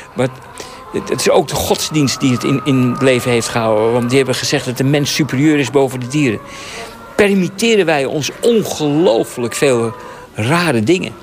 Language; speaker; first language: Dutch; native; Dutch